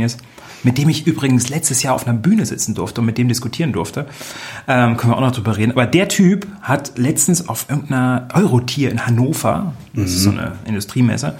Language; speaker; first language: German; native; German